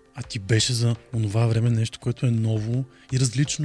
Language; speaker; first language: Bulgarian; native; Bulgarian